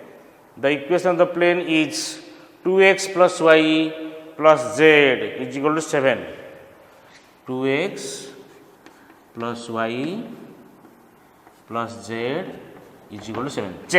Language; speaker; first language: English; non-native, local second language; Odia